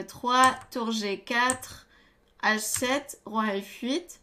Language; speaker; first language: French; native; French